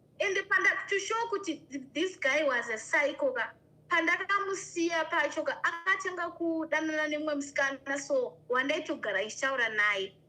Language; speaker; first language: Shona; non-native, local second language; North Ndebele